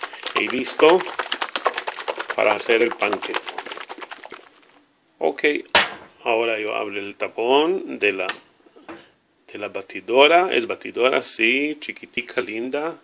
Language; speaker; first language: Spanish; non-native, learner; Hebrew